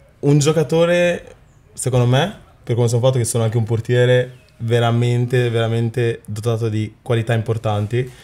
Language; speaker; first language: Italian; early bilingual, other home language; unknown